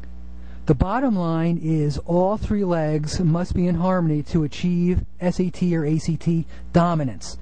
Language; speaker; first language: English; native; English